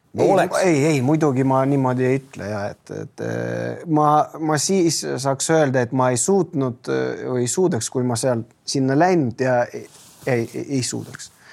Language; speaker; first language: Estonian; non-native, local second language; Russian